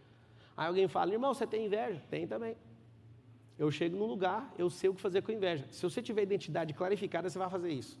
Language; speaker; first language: Portuguese; native; Portuguese